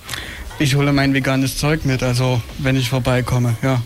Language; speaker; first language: German; native; German